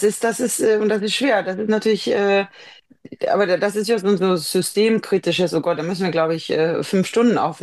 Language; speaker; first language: German; non-native, fluent; Swedish